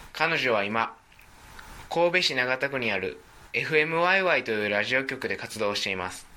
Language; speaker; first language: Japanese; native; Japanese